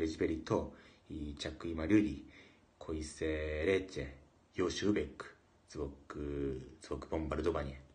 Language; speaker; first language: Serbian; non-native, learner; Japanese